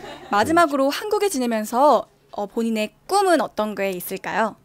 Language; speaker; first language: Korean; native; Korean